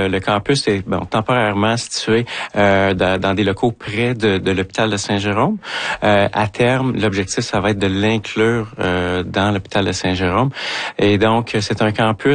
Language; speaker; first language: French; native; French